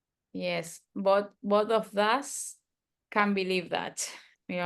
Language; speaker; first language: English; non-native, learner; Spanish